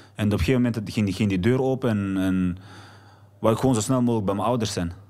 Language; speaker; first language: Dutch; early bilingual, other home language; Arabic